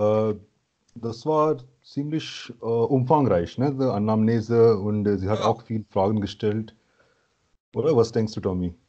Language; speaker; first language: German; non-native, fluent; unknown